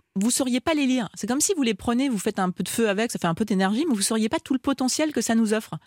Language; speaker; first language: French; native; French